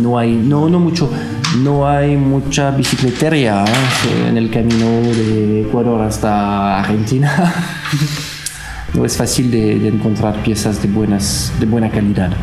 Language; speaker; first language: Spanish; non-native, learner; French